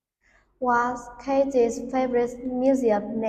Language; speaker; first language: English; non-native, learner; Vietnamese